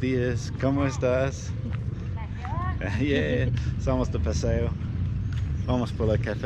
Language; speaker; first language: Spanish; non-native, learner; English